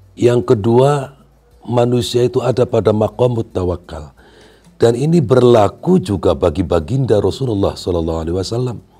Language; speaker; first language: Indonesian; non-native, local second language; Sundanese